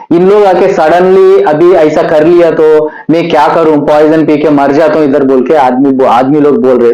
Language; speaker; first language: Hindi; non-native, local second language; Telugu